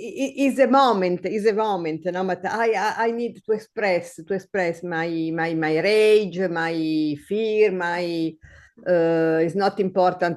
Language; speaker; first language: English; non-native, learner; Italian